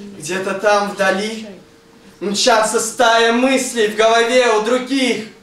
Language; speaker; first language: Russian; native; Russian